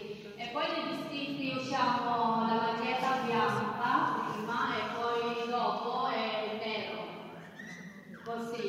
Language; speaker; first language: Italian; non-native, learner; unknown